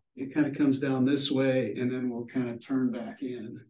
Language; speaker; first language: English; native; English